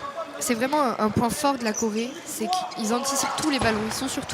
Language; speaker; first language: French; native; French